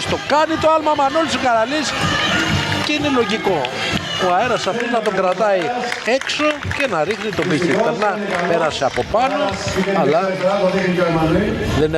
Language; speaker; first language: Greek; native; Greek